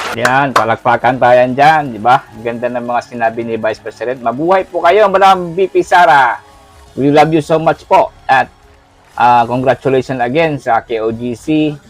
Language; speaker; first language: Filipino; non-native, local second language; Cebuano